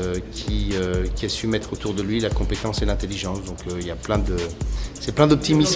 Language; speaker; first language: French; native; French